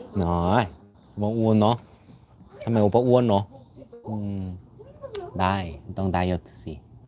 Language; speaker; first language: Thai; non-native, learner; Korean